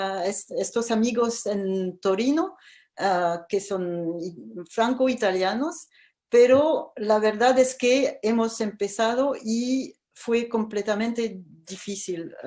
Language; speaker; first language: Spanish; non-native, fluent; French